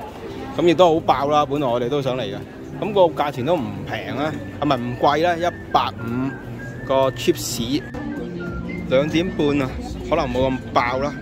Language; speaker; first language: Cantonese; native; Cantonese